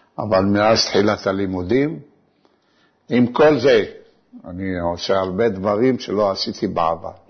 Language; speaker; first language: Hebrew; non-native, fluent; Arabic